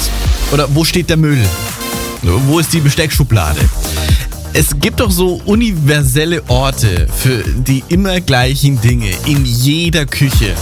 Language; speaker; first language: German; native; German